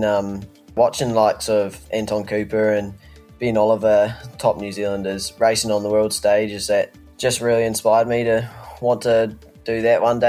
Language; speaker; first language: English; native; English